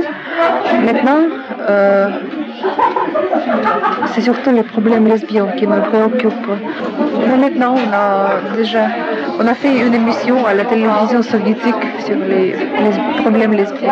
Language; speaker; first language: French; non-native, fluent; Russian